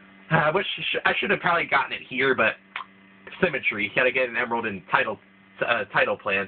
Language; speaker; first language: English; native; English